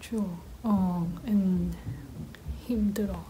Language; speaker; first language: Korean; non-native, learner; Chinese